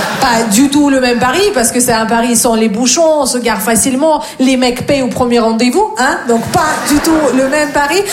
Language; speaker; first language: French; non-native, fluent; Russian